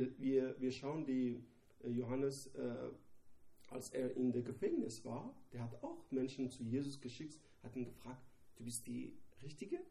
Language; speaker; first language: German; non-native, learner; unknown